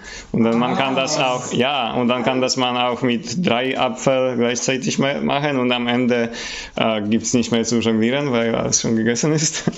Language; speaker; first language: German; non-native, fluent; Polish